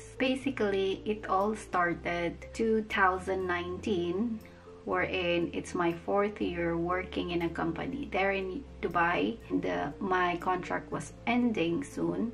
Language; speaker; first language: English; non-native, local second language; Filipino